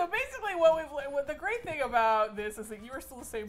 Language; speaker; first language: English; native; English